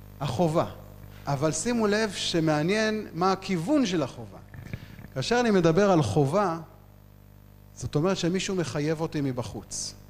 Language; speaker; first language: Hebrew; native; Hebrew